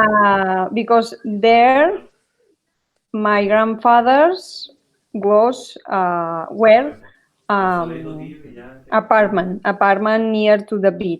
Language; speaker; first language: English; non-native, learner; Spanish